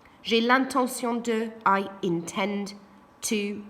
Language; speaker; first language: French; non-native, fluent; English